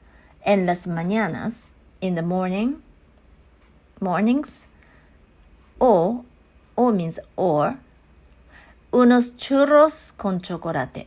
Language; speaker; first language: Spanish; non-native, learner; Japanese